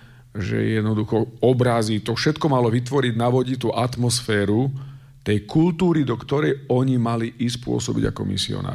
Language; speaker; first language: Slovak; native; Slovak